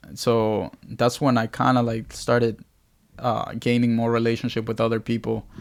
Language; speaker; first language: English; early bilingual, other home language; Spanish